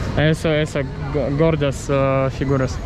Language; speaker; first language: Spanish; non-native, learner; Russian